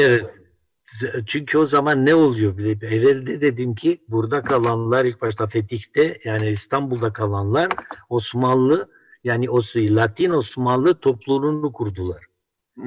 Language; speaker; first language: Turkish; non-native, local second language; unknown